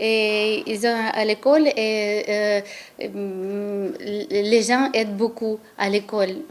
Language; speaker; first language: French; non-native, learner; Ukrainian